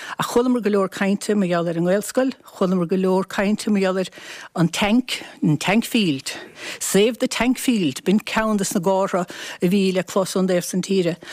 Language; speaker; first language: Irish; native; Irish